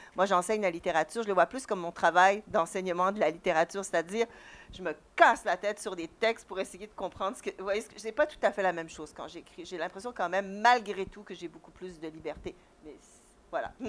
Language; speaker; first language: French; native; French